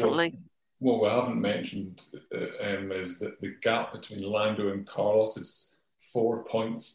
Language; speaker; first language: English; native; English